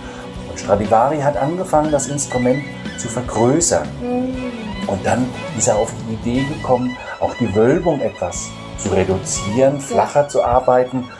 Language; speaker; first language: German; native; German